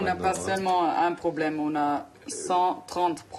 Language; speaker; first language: French; non-native, fluent; German